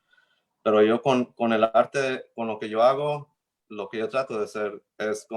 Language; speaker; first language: Spanish; early bilingual, heritage; Spanish